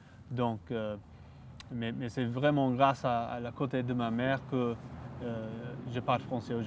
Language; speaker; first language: French; non-native, local second language; English